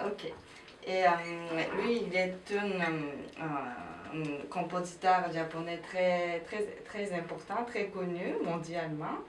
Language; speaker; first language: French; non-native, fluent; Japanese